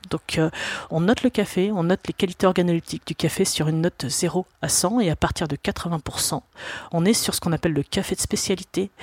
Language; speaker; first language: French; native; French